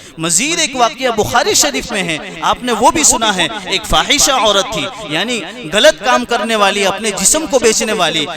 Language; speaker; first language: Urdu; non-native, local second language; Gujarati